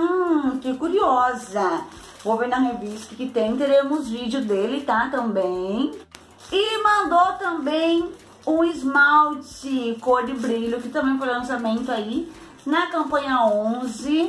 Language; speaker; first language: Portuguese; native; Portuguese